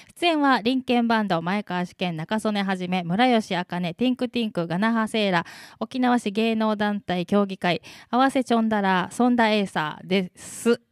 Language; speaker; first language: Japanese; native; Japanese